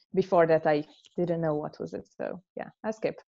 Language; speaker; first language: English; non-native, fluent; Hungarian